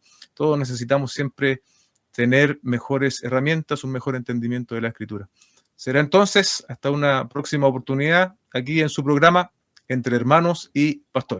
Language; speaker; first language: Spanish; native; Spanish